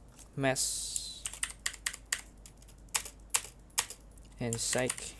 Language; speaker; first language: English; non-native, learner; Vietnamese